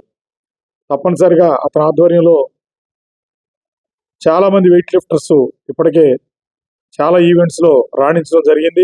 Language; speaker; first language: Telugu; native; Telugu